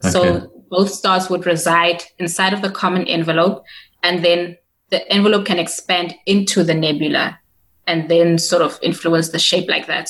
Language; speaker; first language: English; non-native, local second language; Tswana